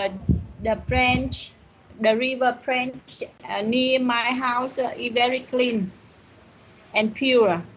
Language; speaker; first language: English; non-native, learner; Vietnamese